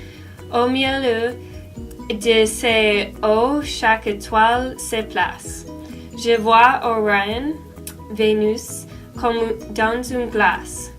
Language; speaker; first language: French; non-native, learner; English